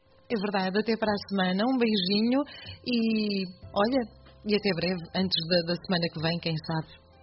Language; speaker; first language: Portuguese; native; Portuguese